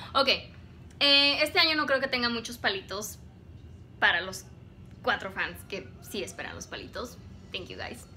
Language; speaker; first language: Spanish; early bilingual, heritage; Spanish